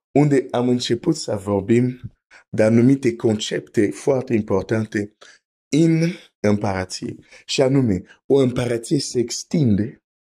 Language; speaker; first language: Romanian; native; Romanian